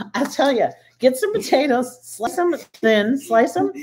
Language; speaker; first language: English; native; English